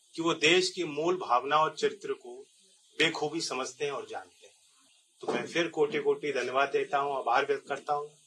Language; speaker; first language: Hindi; native; Hindi